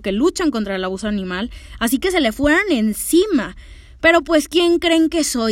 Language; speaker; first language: Spanish; native; Spanish